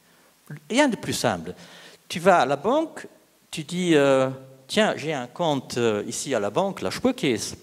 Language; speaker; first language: French; non-native, local second language; Luxembourgish